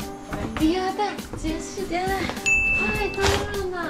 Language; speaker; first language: Chinese; non-native, fluent; Japanese